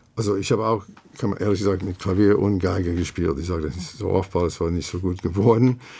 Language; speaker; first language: German; non-native, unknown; English